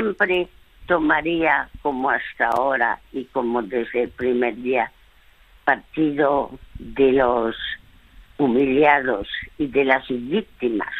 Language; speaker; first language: Spanish; early bilingual, other home language; French